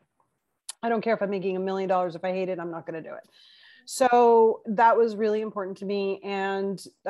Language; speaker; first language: English; non-native, fluent; Spanish